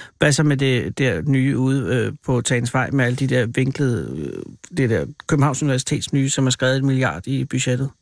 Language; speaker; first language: Danish; native; Danish